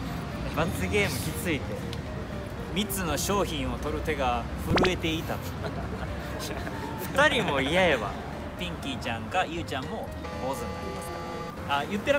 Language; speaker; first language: Japanese; native; Japanese